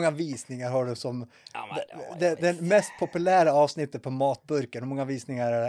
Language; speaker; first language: Swedish; native; Swedish